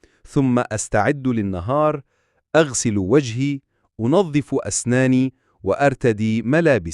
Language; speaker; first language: Arabic; non-native, fluent; Urdu